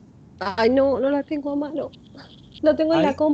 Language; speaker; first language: Spanish; native; Spanish